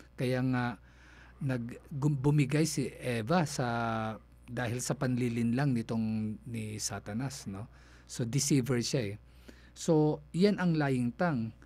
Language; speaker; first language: Filipino; non-native, local second language; Cebuano